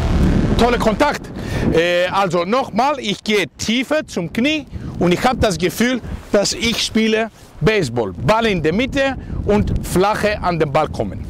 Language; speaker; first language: German; non-native, learner; Greek